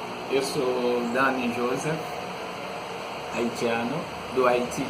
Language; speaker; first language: Portuguese; non-native, learner; Haitian Creole